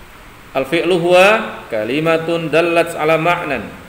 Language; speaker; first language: Arabic; non-native, fluent; Indonesian